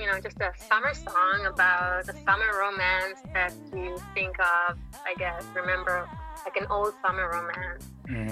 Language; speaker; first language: English; non-native, fluent; Hebrew